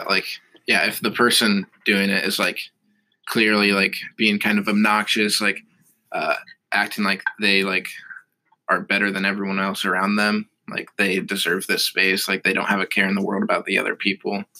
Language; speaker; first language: English; native; English